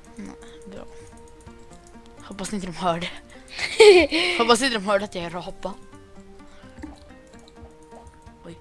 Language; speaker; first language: Swedish; native; Swedish